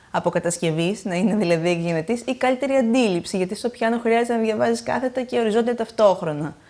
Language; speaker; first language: Greek; native; Greek